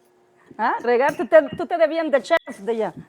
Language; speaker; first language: French; non-native, learner; Spanish